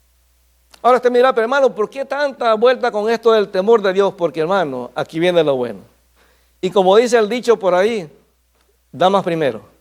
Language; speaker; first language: Spanish; native; Spanish